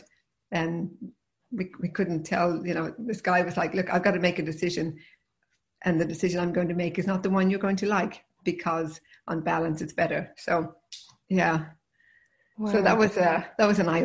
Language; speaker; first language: English; native; English